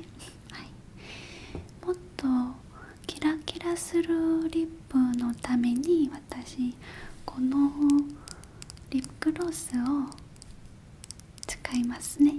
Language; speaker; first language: Japanese; non-native, learner; Korean